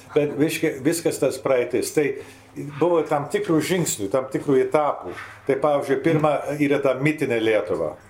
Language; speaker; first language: Lithuanian; early bilingual, heritage; Lithuanian